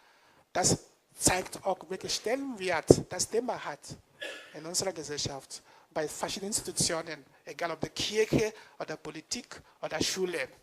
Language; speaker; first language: German; non-native, fluent; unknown